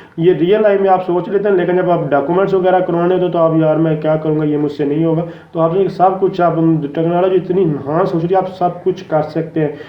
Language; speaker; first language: Urdu; non-native, local second language; Punjabi